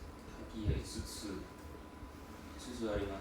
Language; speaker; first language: Japanese; non-native, learner; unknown